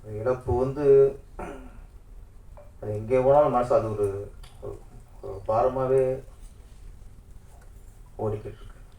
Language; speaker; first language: Tamil; native; Tamil